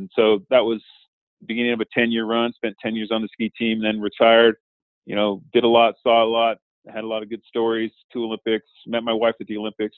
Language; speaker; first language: English; native; English